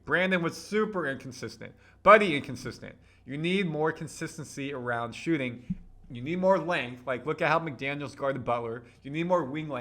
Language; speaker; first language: English; native; English